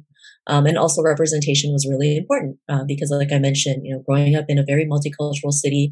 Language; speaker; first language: English; native; English